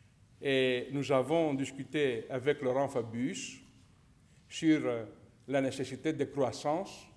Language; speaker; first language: French; non-native, fluent; Greek